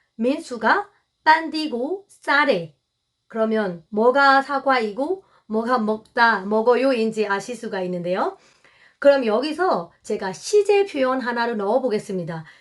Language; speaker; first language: Korean; non-native, fluent; Burmese